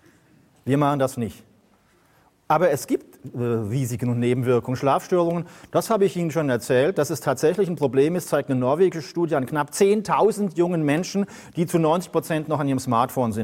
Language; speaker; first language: German; native; German